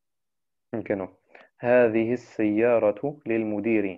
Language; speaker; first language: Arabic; non-native, fluent; German